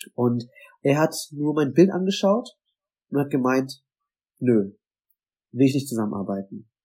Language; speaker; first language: German; native; German